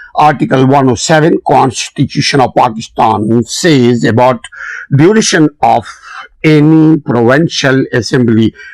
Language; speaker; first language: English; non-native, local second language; Urdu